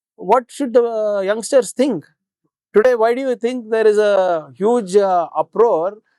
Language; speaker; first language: English; non-native, local second language; Kannada